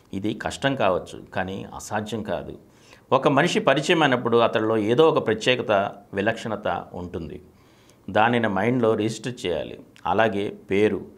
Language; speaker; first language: Telugu; native; Telugu